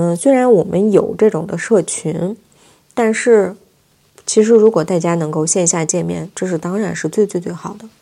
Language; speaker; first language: Chinese; non-native, local second language; Uyghur